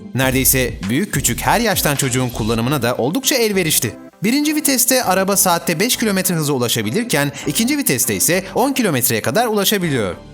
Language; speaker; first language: Turkish; native; Turkish